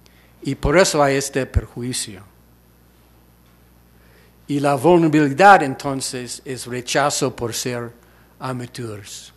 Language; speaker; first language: Spanish; non-native, fluent; English